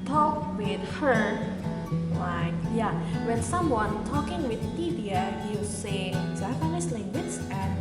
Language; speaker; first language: English; non-native, learner; Indonesian